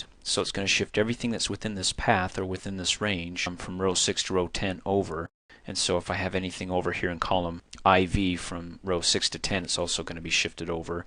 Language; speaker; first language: English; native; English